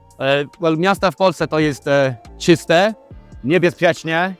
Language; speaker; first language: Polish; non-native, learner; English